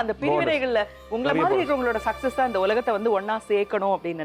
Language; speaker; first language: Tamil; native; Tamil